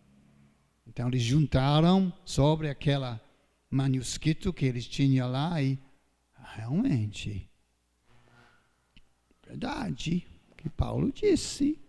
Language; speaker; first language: Portuguese; non-native, fluent; English